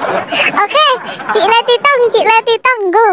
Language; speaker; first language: Vietnamese; non-native, learner; Indonesian